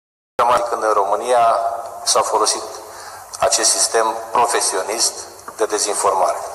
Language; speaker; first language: Romanian; native; Romanian